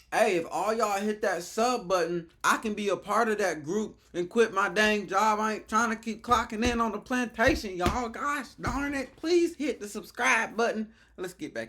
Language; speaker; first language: English; native; English